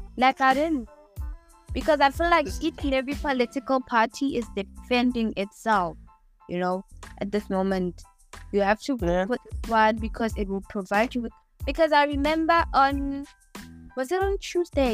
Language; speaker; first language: English; non-native, local second language; Southern Sotho